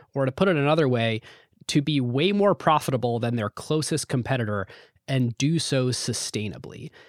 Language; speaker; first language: English; native; English